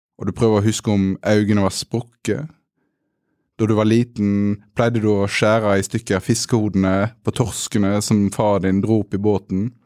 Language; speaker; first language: Norwegian; native; Norwegian